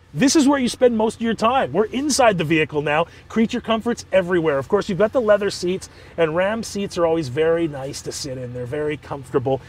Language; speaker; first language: English; native; English